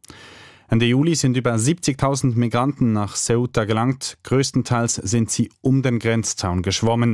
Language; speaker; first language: German; native; German